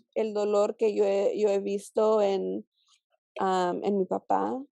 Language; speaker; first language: Spanish; early bilingual, heritage; Spanish